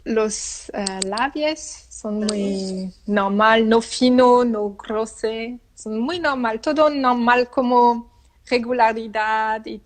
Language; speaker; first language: Spanish; non-native, learner; French